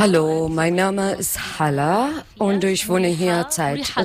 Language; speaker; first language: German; non-native, learner; Arabic